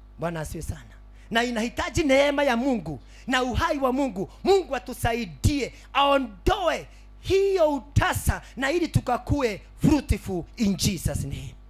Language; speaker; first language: Swahili; native; Swahili